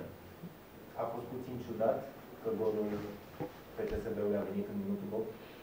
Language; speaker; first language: Romanian; native; Romanian